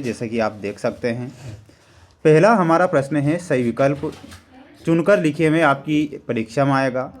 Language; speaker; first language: Hindi; native; Hindi